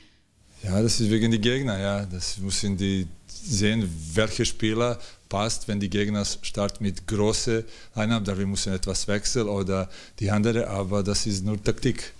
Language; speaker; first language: German; non-native, learner; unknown